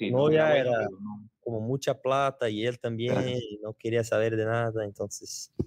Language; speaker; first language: Spanish; non-native, learner; Portuguese